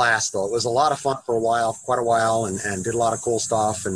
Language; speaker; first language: English; native; English